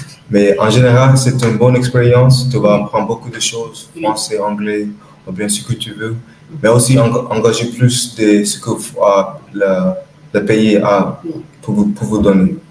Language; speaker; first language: French; non-native, learner; English